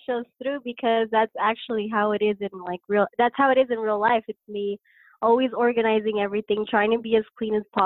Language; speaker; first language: English; native; English